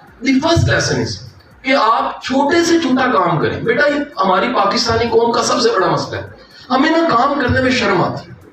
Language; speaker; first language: Urdu; non-native, local second language; Punjabi